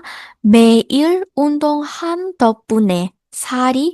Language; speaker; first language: Korean; non-native, learner; Burmese